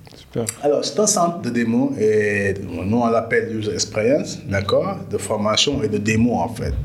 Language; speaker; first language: French; non-native, local second language; Wolof